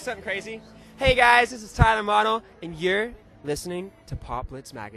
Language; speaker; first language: English; native; English